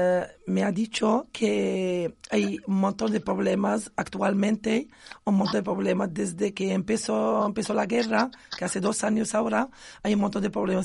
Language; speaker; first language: Spanish; non-native, local second language; Arabic